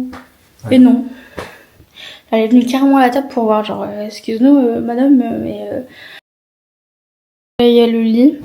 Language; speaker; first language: French; native; French